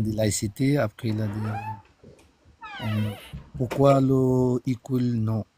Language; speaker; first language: French; non-native, learner; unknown